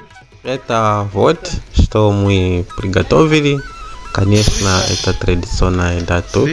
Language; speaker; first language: Russian; non-native, learner; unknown